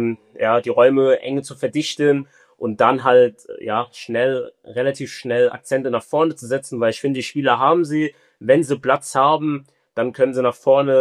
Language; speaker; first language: German; early bilingual, other home language; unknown